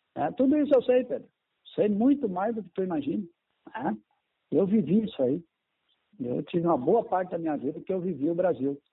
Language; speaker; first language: Portuguese; native; Portuguese